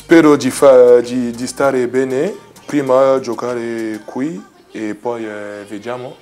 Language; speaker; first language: Italian; non-native, learner; French